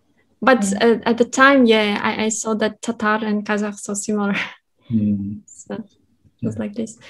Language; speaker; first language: English; non-native, fluent; Kazakh